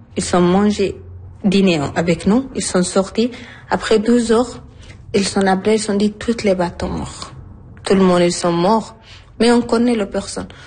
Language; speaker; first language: French; non-native, learner; Arabic